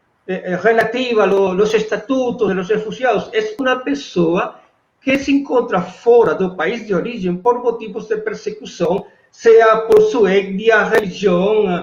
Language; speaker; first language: Portuguese; non-native, fluent; Spanish